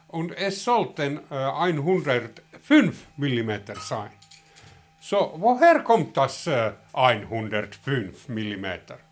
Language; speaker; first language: German; non-native, learner; Finnish